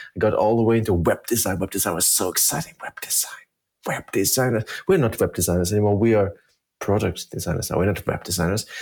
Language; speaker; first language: English; early bilingual, other home language; Russian